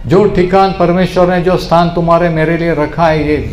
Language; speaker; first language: Hindi; non-native, local second language; Marathi